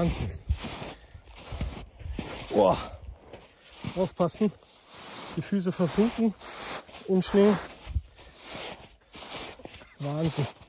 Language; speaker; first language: German; native; German